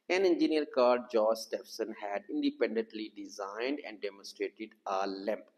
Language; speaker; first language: English; non-native, local second language; Urdu